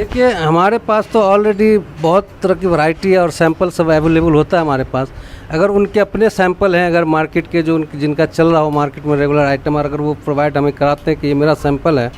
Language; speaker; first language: Hindi; native; Hindi